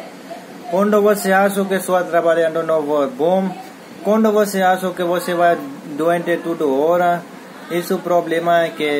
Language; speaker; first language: Portuguese; non-native, learner; Hindi